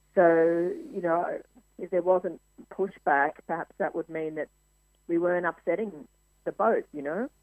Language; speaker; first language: English; native; English